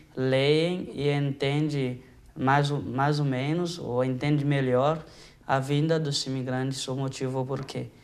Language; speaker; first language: Portuguese; non-native, fluent; Haitian Creole